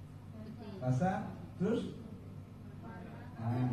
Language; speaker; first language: Indonesian; non-native, fluent; Bangla